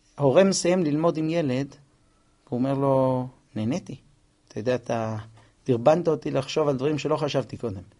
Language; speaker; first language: Hebrew; non-native, fluent; English